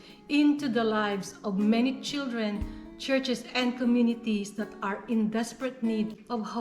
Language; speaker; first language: English; non-native, local second language; Filipino